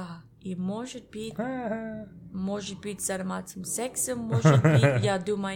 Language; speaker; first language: Russian; non-native, learner; English